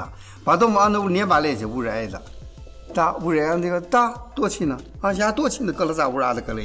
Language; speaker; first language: Russian; non-native, learner; Chinese